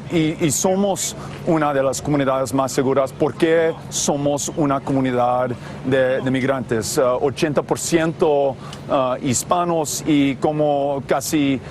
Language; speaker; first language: Spanish; non-native, fluent; English